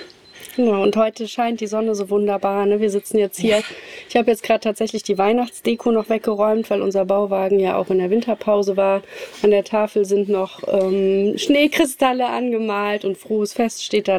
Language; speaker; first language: German; native; German